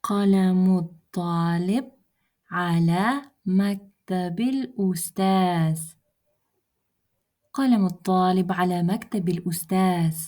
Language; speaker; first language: Arabic; non-native, fluent; Russian